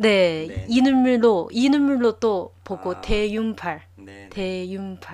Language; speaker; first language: Korean; non-native, learner; Chinese